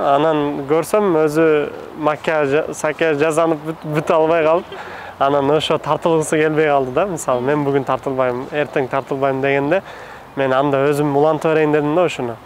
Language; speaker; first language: Kyrgyz; non-native, fluent; Turkish